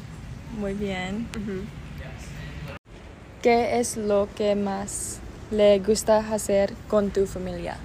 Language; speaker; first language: Spanish; non-native, learner; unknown